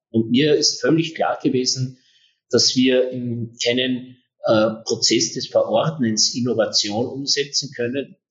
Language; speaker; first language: German; native; German